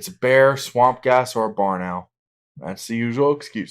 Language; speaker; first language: English; native; English